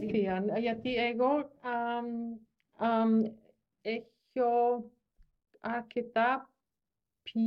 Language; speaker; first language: Greek; non-native, learner; German